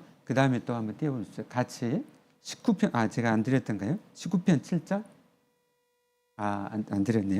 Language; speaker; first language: Korean; native; Korean